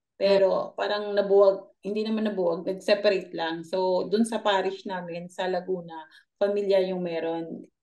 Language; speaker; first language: Filipino; non-native, local second language; Hiligaynon